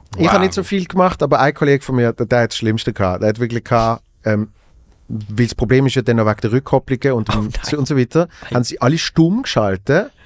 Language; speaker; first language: German; native; German